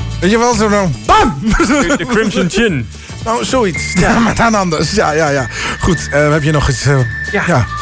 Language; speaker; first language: Dutch; native; Dutch